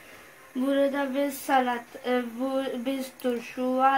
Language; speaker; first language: Turkish; non-native, learner; Urdu